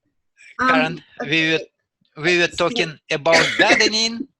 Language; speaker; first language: English; non-native, learner; Russian